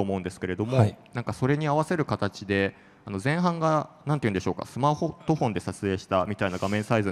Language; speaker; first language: Japanese; native; Japanese